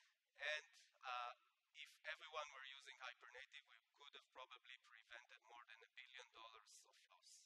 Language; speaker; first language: English; non-native, fluent; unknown